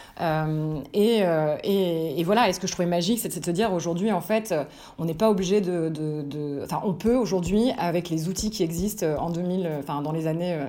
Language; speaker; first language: French; native; French